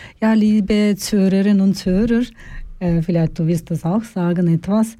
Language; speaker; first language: German; non-native, learner; Turkish